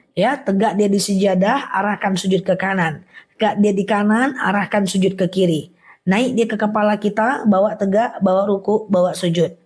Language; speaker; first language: Indonesian; non-native, local second language; Minangkabau